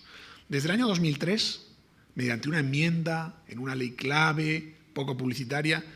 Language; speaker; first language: Spanish; native; Spanish